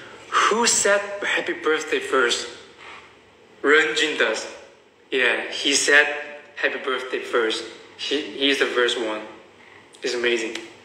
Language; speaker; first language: English; non-native, learner; Chinese